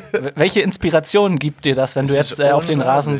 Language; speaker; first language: German; native; German